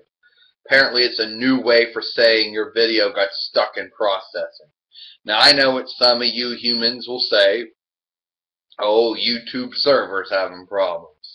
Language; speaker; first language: English; native; English